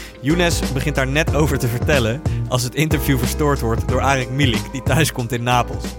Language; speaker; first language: Dutch; native; Dutch